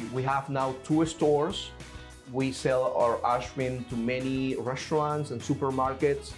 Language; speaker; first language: English; non-native, learner; Spanish